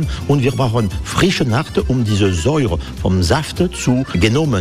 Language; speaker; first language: German; non-native, fluent; French